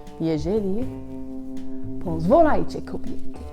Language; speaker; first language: Polish; non-native, learner; English